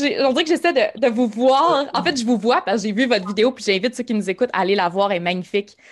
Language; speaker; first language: French; native; French